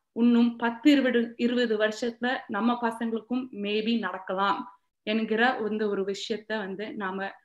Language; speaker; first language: Tamil; early bilingual, heritage; Tamil